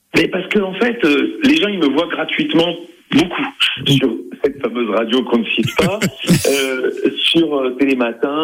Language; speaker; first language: French; native; French